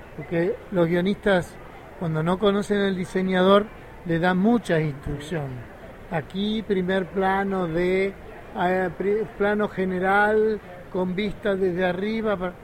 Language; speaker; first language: Spanish; native; Spanish